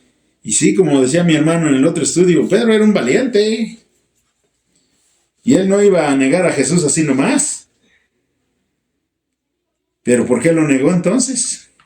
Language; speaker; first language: Spanish; native; Spanish